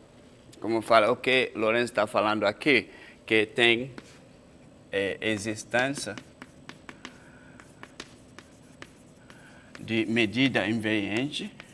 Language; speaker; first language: Portuguese; non-native, fluent; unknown